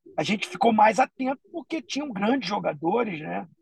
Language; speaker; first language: Portuguese; native; Portuguese